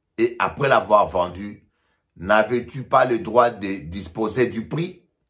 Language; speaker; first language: French; non-native, local second language; Lingala